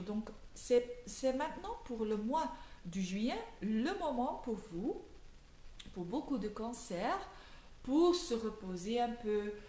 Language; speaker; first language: French; non-native, local second language; Dutch